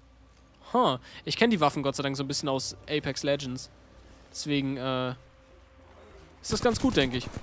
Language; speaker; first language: German; native; German